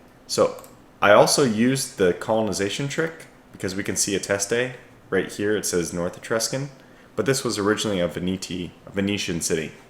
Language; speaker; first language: English; native; English